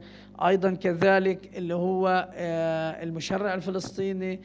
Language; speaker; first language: Arabic; native; Arabic